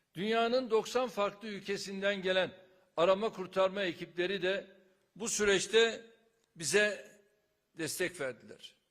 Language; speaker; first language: Turkish; native; Turkish